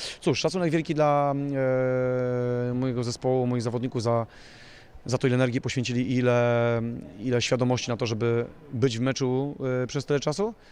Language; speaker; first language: Polish; native; Polish